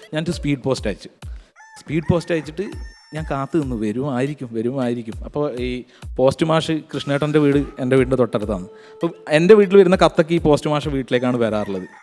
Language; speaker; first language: Malayalam; native; Malayalam